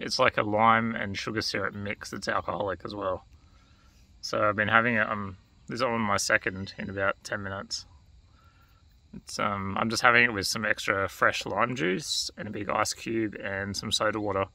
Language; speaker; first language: English; native; English